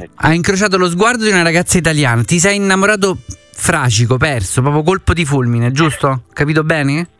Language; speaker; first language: Italian; native; Italian